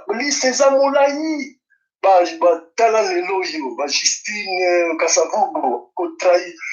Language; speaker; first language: Lingala; non-native, local second language; Kongo